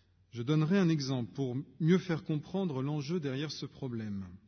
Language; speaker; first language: French; native; French